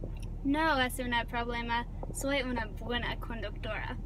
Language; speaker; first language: Spanish; non-native, learner; English